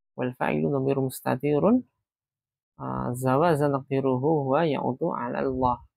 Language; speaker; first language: Arabic; non-native, fluent; Indonesian